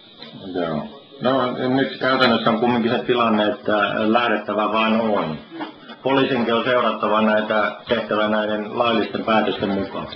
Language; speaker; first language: Finnish; native; Finnish